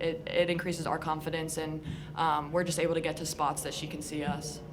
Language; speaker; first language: English; native; English